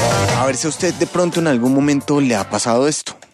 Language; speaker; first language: Spanish; native; Spanish